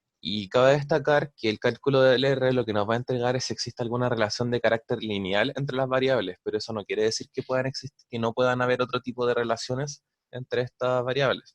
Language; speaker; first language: Spanish; native; Spanish